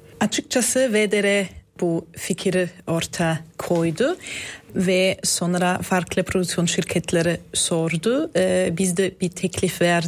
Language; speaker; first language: Turkish; non-native, fluent; German